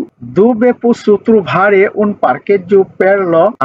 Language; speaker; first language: Italian; non-native, fluent; Bangla